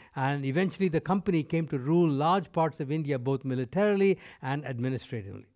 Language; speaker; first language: English; non-native, local second language; Tamil